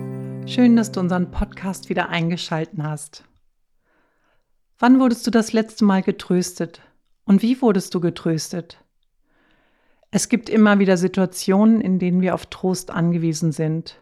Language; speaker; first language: German; native; German